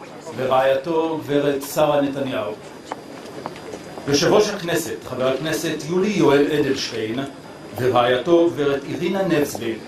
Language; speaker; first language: Hebrew; native; Hebrew